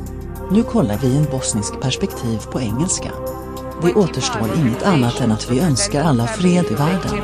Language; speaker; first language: Swedish; non-native, learner; Croatian